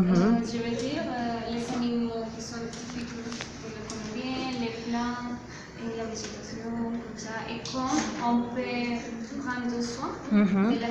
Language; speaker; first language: French; non-native, learner; Spanish